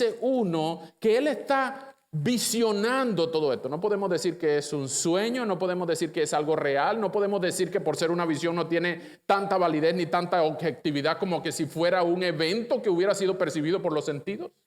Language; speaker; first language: Spanish; native; Spanish